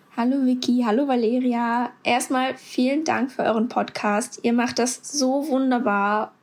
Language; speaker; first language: German; early bilingual, other home language; Russian